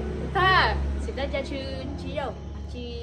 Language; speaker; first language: Chinese; non-native, learner; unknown